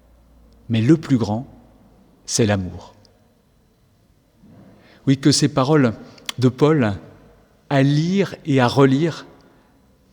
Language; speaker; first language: French; native; French